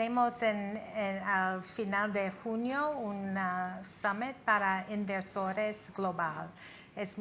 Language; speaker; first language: Spanish; non-native, fluent; English